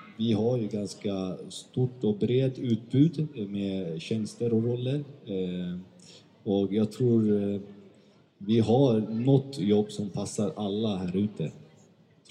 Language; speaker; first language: Swedish; early bilingual, other home language; Turkish